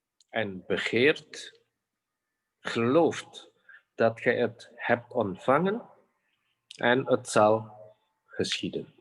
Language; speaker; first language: Dutch; non-native, fluent; Indonesian